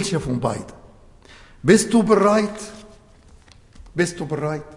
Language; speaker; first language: German; non-native, fluent; Arabic